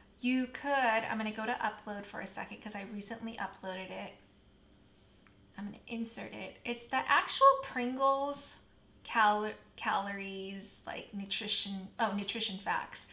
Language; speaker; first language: English; native; English